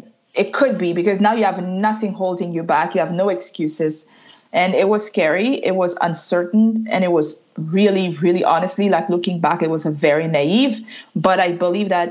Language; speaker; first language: English; non-native, fluent; French